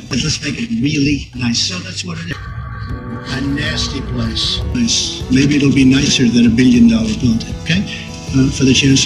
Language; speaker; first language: English; native; English